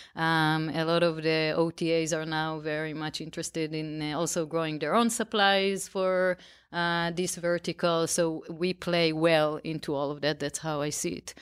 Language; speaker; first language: English; non-native, fluent; Hebrew